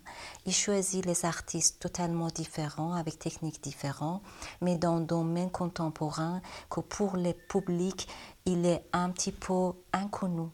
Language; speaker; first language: French; non-native, learner; Persian